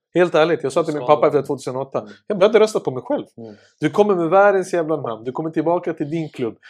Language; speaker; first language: Swedish; early bilingual, other home language; Serbian